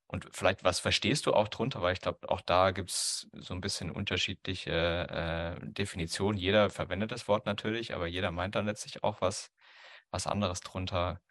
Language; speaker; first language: German; native; German